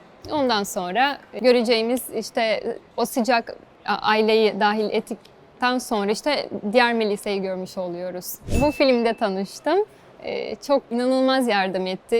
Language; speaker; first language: Turkish; non-native, fluent; Portuguese